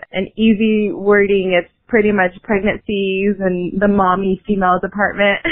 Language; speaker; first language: English; native; English